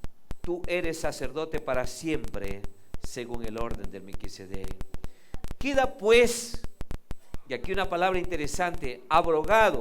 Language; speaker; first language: Spanish; native; Spanish